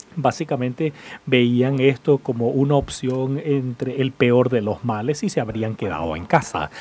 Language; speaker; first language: Spanish; non-native, fluent; English